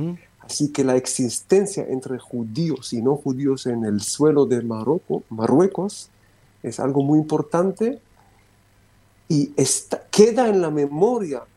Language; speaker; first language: Spanish; non-native, fluent; Romanian